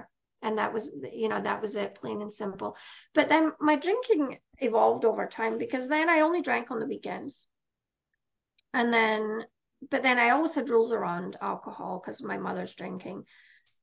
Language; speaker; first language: English; native; English